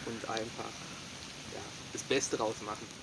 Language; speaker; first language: German; native; German